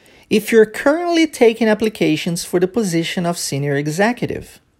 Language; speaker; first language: English; early bilingual, other home language; Portuguese